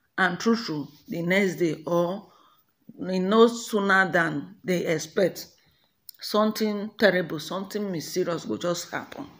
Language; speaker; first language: Nigerian Pidgin; non-native, local second language; Igbo